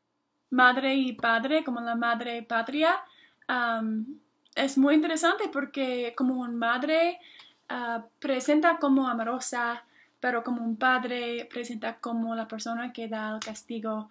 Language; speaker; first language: Spanish; non-native, fluent; English